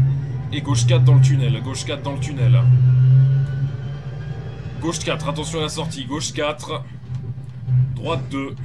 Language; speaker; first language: French; native; French